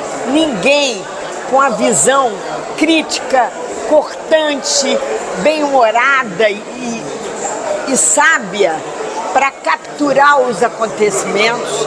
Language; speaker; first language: Portuguese; native; Portuguese